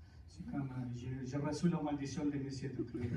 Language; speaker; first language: French; non-native, fluent; Spanish